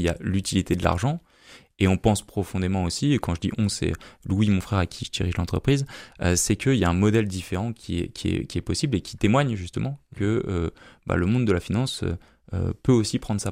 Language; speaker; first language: French; native; French